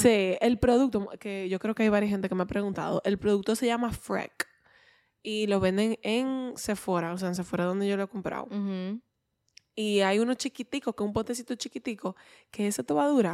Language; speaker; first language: Spanish; native; Spanish